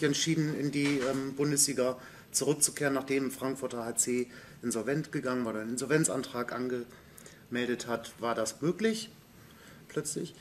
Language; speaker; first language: German; native; German